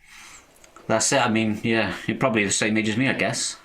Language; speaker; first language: English; native; English